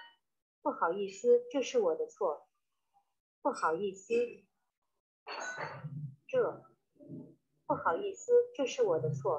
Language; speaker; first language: Chinese; non-native, learner; Vietnamese